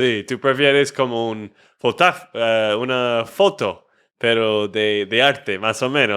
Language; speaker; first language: Spanish; non-native, fluent; English